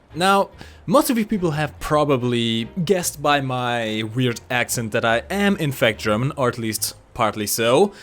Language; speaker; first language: English; non-native, fluent; German